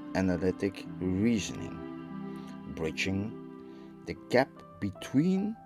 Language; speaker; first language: English; non-native, fluent; Dutch